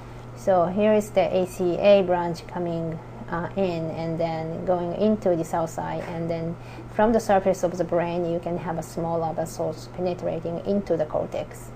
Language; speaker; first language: English; non-native, fluent; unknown